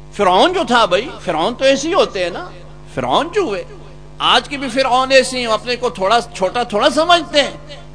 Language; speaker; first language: Urdu; non-native, local second language; Punjabi